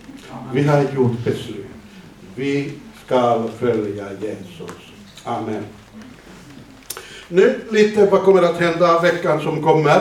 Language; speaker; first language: Swedish; non-native, fluent; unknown